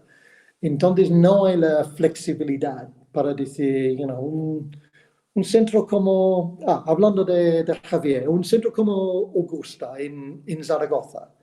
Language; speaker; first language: Spanish; non-native, fluent; English